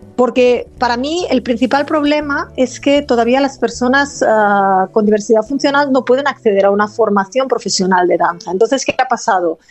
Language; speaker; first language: Spanish; non-native, local second language; Catalan